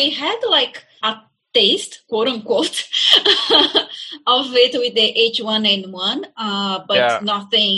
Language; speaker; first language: English; non-native, fluent; Portuguese